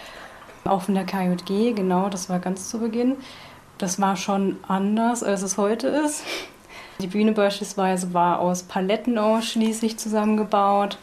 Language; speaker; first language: German; native; German